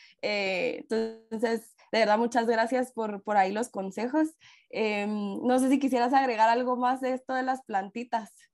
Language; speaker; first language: Spanish; native; Spanish